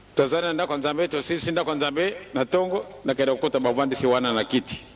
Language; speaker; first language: Lingala; non-native, local second language; Kituba (Democratic Republic of Congo)